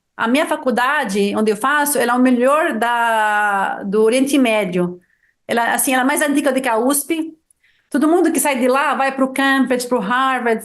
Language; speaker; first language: Portuguese; non-native, fluent; Arabic